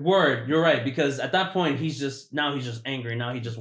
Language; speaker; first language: English; native; English